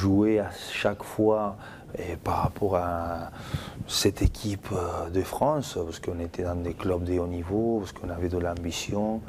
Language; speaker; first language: French; non-native, fluent; Spanish